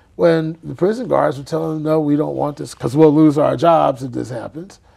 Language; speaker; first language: English; native; English